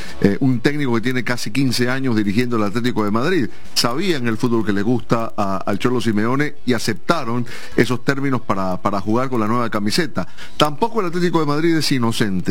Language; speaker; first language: Spanish; native; Spanish